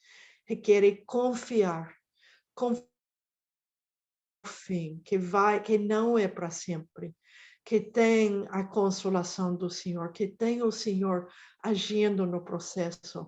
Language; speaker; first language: Portuguese; non-native, fluent; Spanish